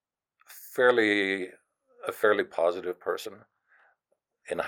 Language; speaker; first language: English; non-native, fluent; German